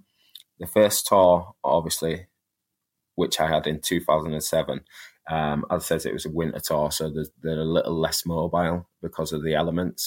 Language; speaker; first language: English; native; English